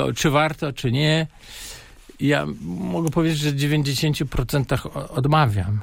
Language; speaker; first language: Polish; non-native, fluent; German